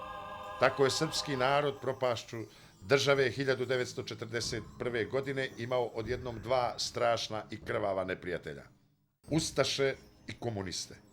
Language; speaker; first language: Bosnian; native; Bosnian